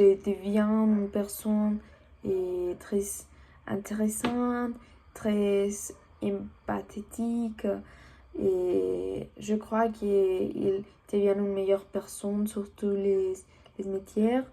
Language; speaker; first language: French; non-native, learner; Spanish